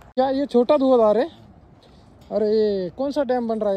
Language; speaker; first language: Hindi; non-native, local second language; Marathi